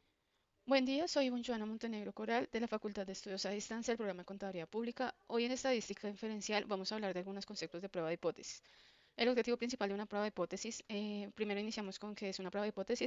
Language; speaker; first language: Spanish; native; Spanish